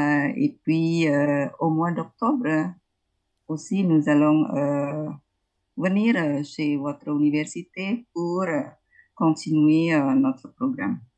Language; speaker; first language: French; non-native, fluent; Indonesian